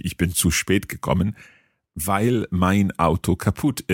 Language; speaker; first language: German; non-native, fluent; English